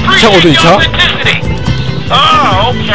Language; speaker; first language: Korean; native; Korean